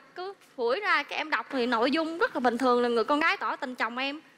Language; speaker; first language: Vietnamese; native; Vietnamese